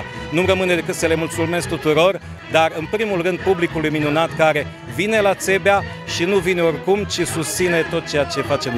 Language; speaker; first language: Romanian; native; Romanian